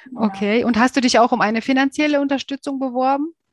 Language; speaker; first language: German; native; German